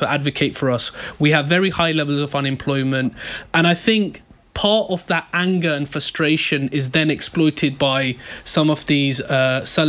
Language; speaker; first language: English; native; English